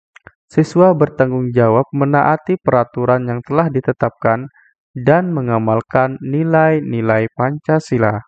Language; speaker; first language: Indonesian; native; Indonesian